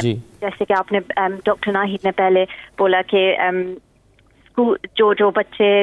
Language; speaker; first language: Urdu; early bilingual, heritage; English